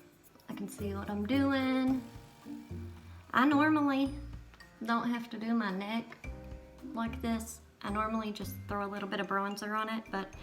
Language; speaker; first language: English; native; English